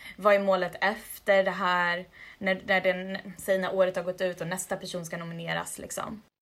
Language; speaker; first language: Swedish; early bilingual, other home language; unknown